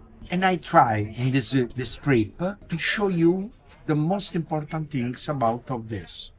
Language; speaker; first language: English; non-native, learner; Italian